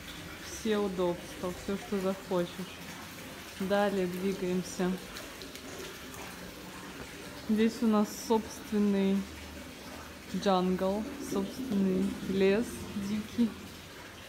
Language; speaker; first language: Russian; native; Russian